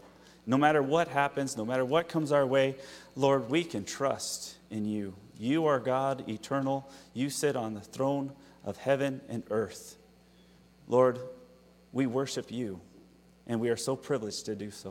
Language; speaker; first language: English; native; English